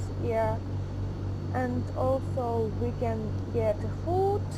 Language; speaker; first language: English; non-native, learner; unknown